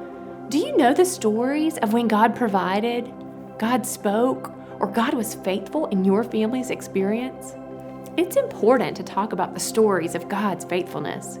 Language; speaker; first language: English; native; English